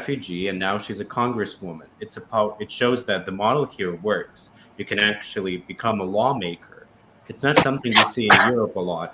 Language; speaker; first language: English; non-native, fluent; Russian